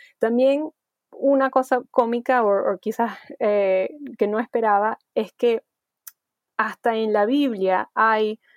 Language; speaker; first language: Spanish; early bilingual, heritage; Spanish